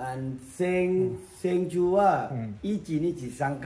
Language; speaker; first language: Japanese; non-native, learner; Thai